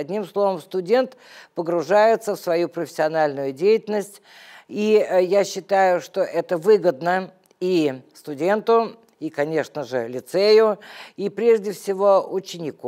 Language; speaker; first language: Russian; native; Russian